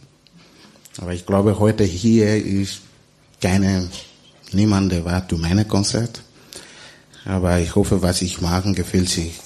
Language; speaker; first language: German; non-native, learner; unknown